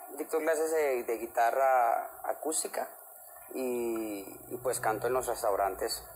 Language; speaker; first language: Spanish; native; Spanish